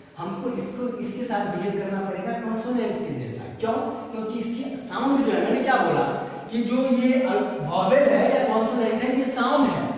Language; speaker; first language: Hindi; native; Hindi